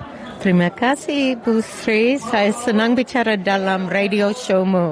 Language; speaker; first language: Indonesian; non-native, fluent; English